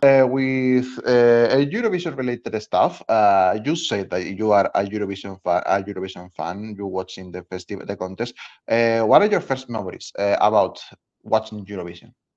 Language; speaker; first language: English; non-native, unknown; Spanish